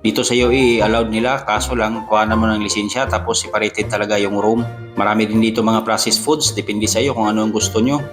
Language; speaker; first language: Filipino; non-native, local second language; Cebuano